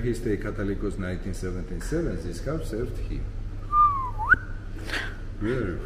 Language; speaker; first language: English; non-native, learner; Georgian